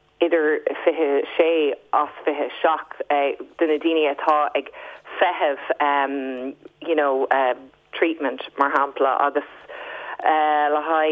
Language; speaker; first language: Irish; non-native, local second language; English